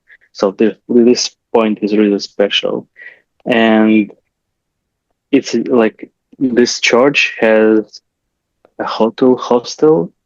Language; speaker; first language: English; non-native, learner; Russian